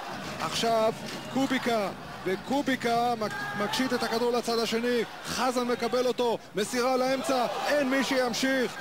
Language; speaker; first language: Hebrew; native; Hebrew